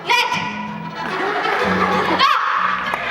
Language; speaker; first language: Russian; non-native, learner; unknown